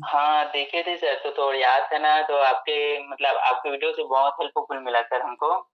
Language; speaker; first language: Hindi; native; Hindi